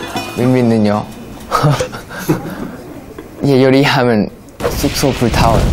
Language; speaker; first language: Korean; non-native, learner; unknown